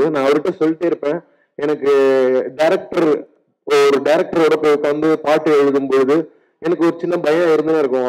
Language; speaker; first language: Tamil; native; Tamil